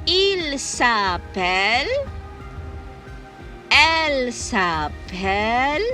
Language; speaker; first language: French; non-native, learner; Malay